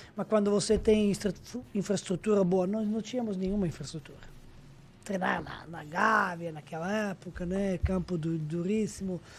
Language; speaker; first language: Portuguese; non-native, fluent; Serbian